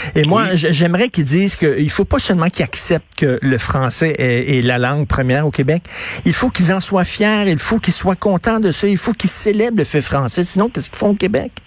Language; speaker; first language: French; native; French